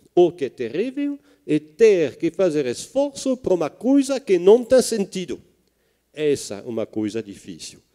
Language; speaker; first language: Portuguese; non-native, fluent; French